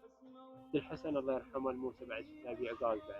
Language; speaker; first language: Arabic; native; Arabic